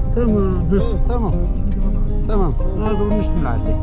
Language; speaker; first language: Turkish; non-native, local second language; Kurdish